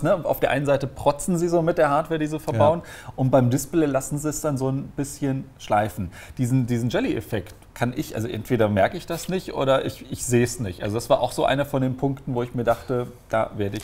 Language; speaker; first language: German; native; German